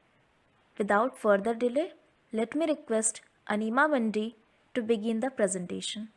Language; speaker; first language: English; non-native, local second language; Hindi